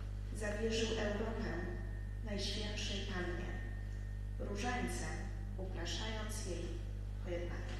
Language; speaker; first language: Polish; native; Polish